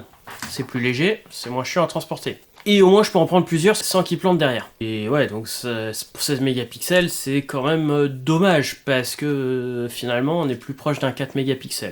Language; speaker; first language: French; native; French